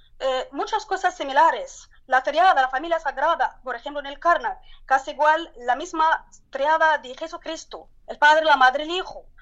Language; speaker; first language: Spanish; non-native, learner; Arabic